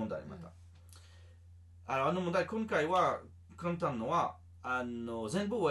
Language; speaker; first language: Japanese; non-native, learner; French